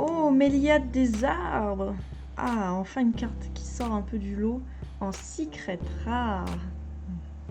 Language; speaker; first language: French; native; French